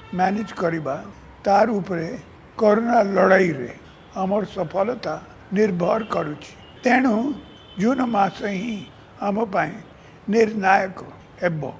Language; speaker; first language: Odia; non-native, local second language; English